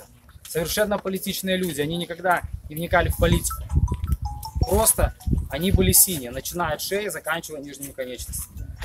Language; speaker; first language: Russian; native; Russian